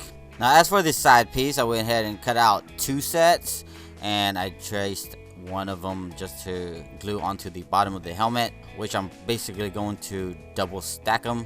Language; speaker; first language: English; native; English